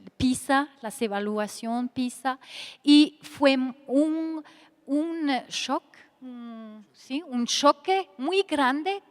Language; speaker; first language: Spanish; non-native, fluent; French